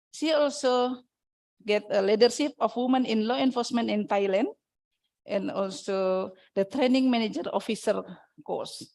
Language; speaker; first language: English; non-native, fluent; Indonesian